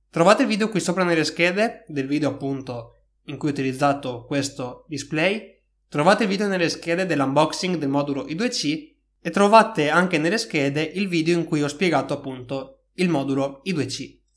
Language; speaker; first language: Italian; native; Italian